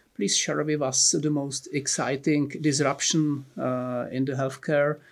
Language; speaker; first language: English; non-native, fluent; Czech